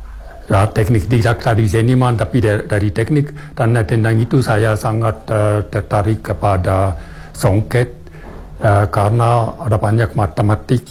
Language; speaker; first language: Indonesian; non-native, fluent; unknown